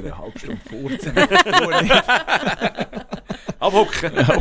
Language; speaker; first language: German; native; German